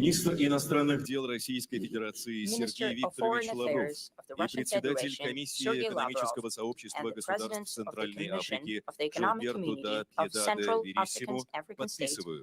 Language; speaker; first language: Russian; native; Russian